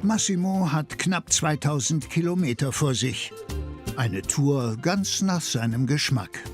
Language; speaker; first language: German; native; German